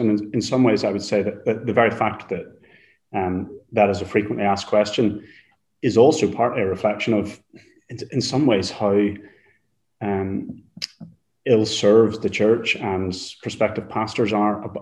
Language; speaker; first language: English; native; English